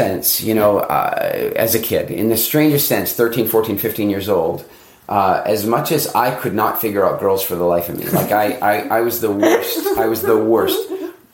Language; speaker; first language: English; native; English